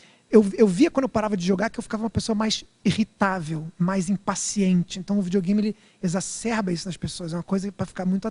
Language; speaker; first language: Portuguese; native; Portuguese